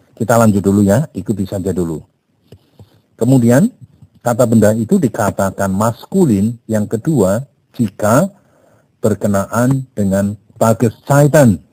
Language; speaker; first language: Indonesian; native; Indonesian